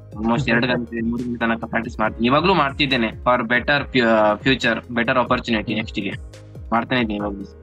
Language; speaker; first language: Kannada; native; Kannada